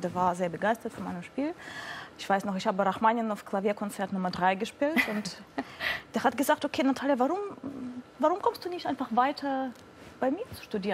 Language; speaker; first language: German; non-native, fluent; Russian